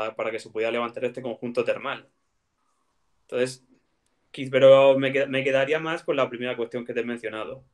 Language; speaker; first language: Spanish; native; Spanish